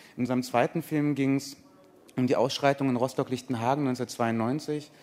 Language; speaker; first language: German; early bilingual, other home language; Persian